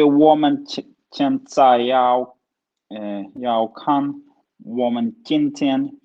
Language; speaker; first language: Chinese; non-native, learner; Swedish